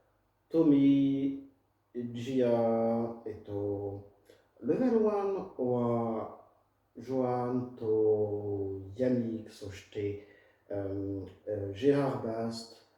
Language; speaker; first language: Japanese; non-native, fluent; French